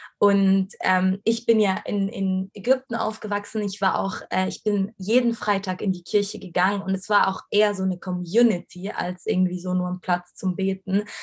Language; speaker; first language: German; non-native, fluent; Arabic